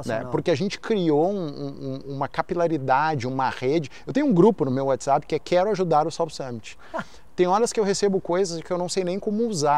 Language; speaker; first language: Portuguese; native; Portuguese